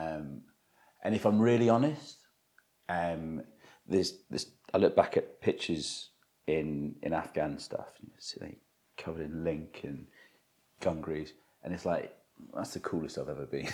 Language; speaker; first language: English; native; English